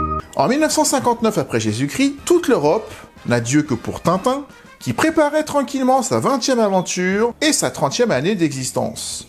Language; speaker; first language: French; native; French